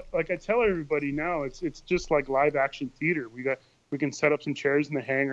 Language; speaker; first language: English; native; English